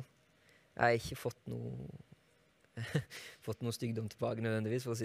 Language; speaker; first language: Norwegian; native; Norwegian